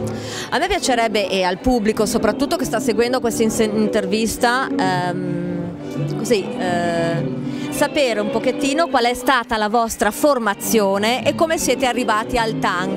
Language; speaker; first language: Italian; native; Italian